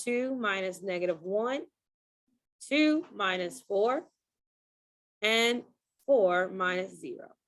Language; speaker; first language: English; native; English